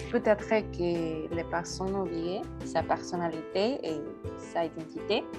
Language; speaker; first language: French; non-native, learner; Spanish